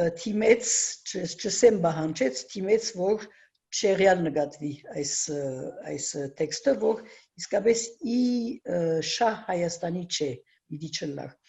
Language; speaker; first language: Armenian; early bilingual, heritage; Armenian